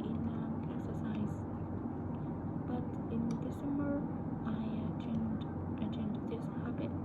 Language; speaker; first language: English; non-native, learner; Vietnamese